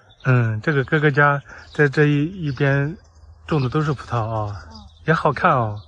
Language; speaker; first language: Chinese; native; Chinese